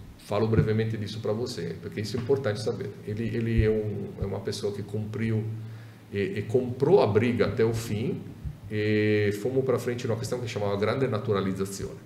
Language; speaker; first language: Portuguese; non-native, fluent; Italian